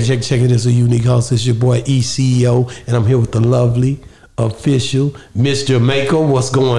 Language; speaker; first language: English; native; English